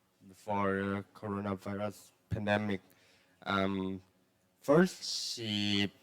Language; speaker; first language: English; non-native, learner; Thai